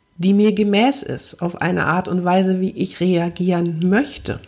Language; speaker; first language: German; native; German